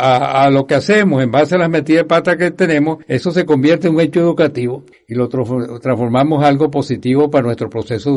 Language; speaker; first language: Spanish; native; Spanish